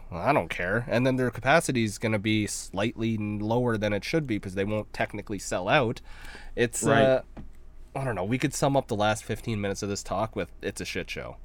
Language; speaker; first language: English; early bilingual, other home language; Filipino